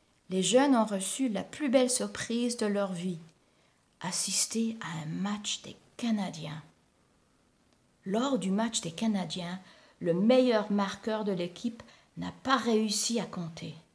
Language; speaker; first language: French; native; French